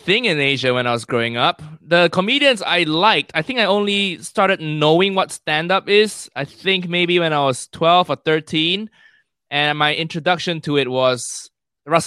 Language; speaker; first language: English; non-native, local second language; Cantonese